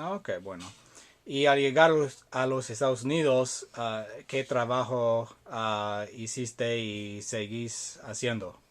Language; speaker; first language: Spanish; non-native, fluent; English